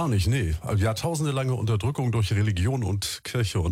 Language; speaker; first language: German; native; German